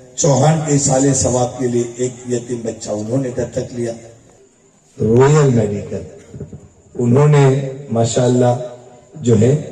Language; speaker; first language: Urdu; non-native, local second language; Gujarati